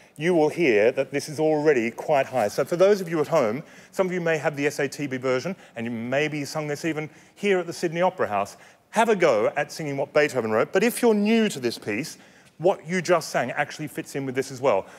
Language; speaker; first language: English; native; English